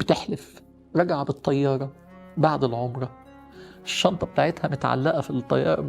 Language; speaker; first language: Arabic; native; Arabic